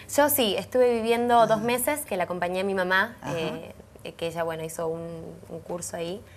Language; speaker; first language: Spanish; native; Spanish